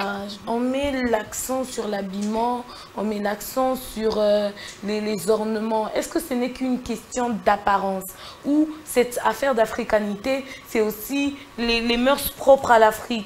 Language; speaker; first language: French; non-native, local second language; Lingala